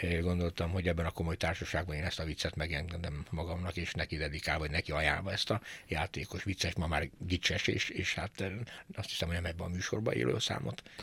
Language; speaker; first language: Hungarian; native; Hungarian